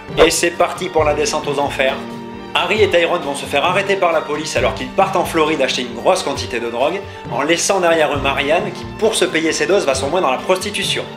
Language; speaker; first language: French; native; French